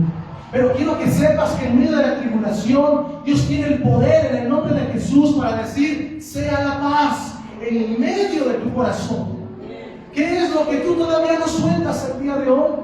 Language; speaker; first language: Spanish; native; Spanish